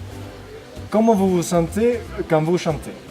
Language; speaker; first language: French; non-native, learner; Spanish